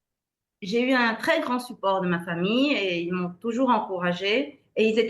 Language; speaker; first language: French; non-native, fluent; Spanish